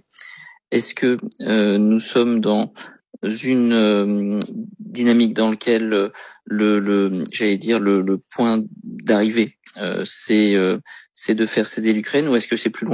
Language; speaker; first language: French; native; French